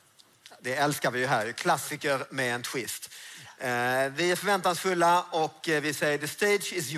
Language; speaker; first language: Swedish; native; Swedish